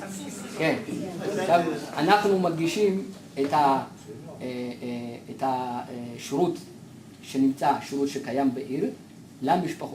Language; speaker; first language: Hebrew; non-native, fluent; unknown